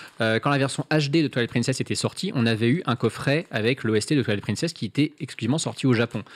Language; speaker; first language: French; native; French